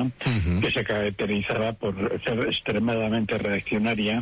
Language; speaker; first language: Spanish; native; Spanish